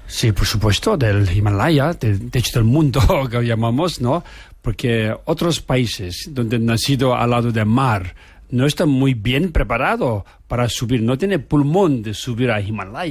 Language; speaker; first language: Spanish; non-native, learner; Tibetan